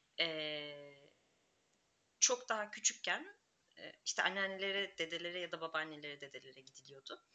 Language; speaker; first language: Turkish; native; Turkish